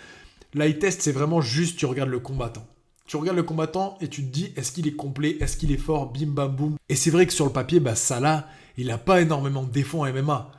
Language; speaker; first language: French; native; French